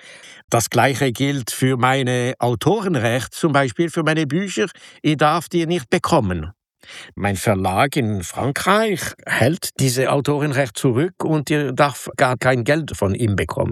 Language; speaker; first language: German; non-native, local second language; French